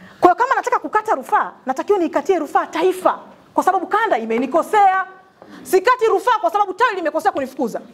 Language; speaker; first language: Swahili; native; Swahili